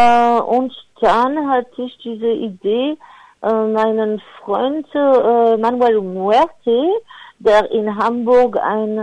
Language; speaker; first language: German; non-native, fluent; French